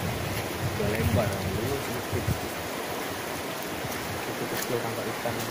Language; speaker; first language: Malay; non-native, local second language; Achinese